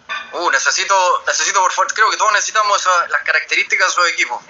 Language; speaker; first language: Spanish; native; Spanish